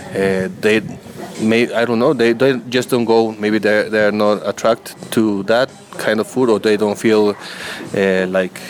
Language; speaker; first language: English; non-native, learner; Spanish